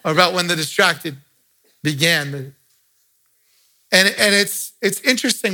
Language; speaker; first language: English; native; English